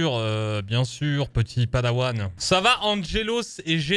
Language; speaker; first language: French; native; French